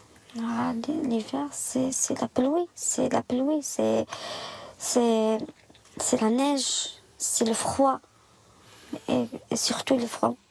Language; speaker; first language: French; non-native, learner; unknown